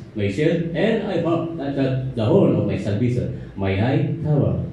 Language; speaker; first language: English; non-native, local second language; Filipino